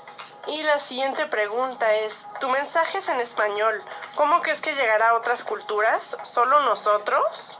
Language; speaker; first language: Spanish; native; Spanish